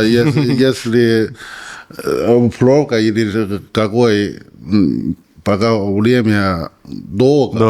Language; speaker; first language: Russian; non-native, learner; Chinese